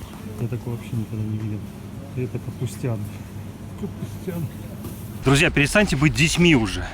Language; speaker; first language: Russian; native; Russian